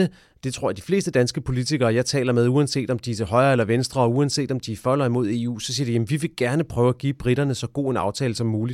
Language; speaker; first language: Danish; native; Danish